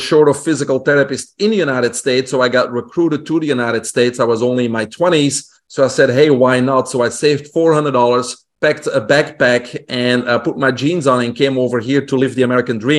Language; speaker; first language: English; non-native, fluent; Dutch